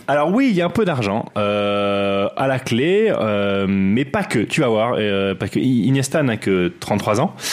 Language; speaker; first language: French; native; French